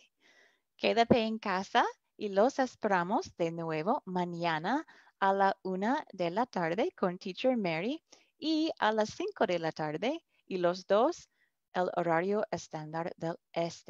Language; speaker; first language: Spanish; non-native, fluent; English